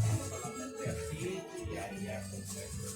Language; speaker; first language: Spanish; native; Spanish